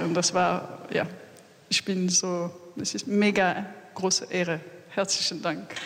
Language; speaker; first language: German; non-native, learner; French